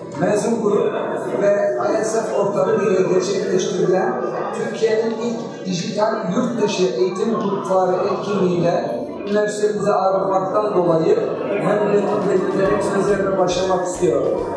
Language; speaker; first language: Turkish; non-native, learner; English